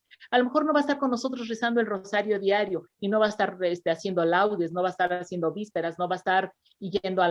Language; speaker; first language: Spanish; native; Spanish